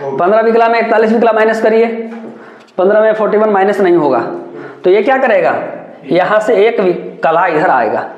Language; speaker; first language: Hindi; native; Hindi